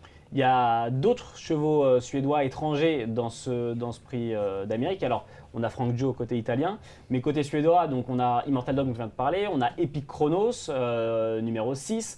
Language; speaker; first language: French; native; French